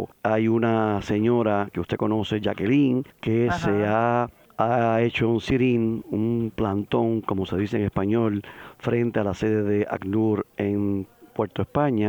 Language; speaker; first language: Spanish; native; Spanish